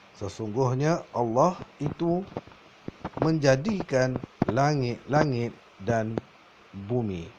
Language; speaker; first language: Malay; native; Malay